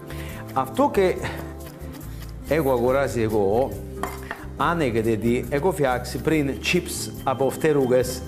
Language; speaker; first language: Greek; non-native, learner; Italian